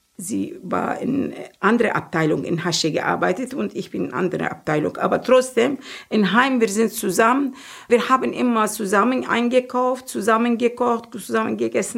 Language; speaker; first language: German; non-native, learner; Turkish